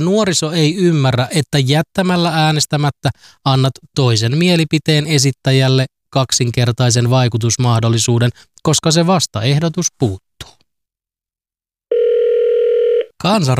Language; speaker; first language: Finnish; native; Finnish